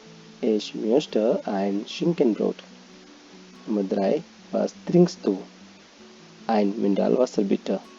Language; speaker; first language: German; non-native, fluent; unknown